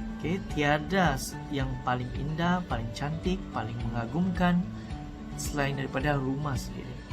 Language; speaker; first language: Malay; early bilingual, other home language; Cebuano